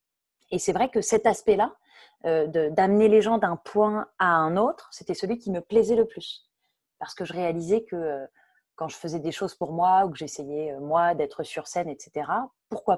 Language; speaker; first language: French; native; French